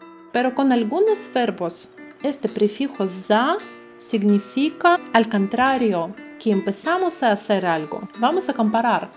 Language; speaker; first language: Spanish; non-native, fluent; Russian